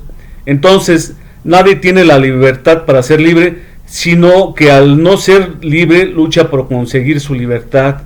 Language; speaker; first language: Spanish; native; Spanish